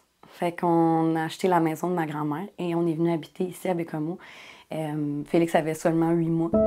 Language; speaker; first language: French; native; French